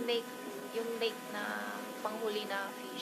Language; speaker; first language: Filipino; non-native, learner; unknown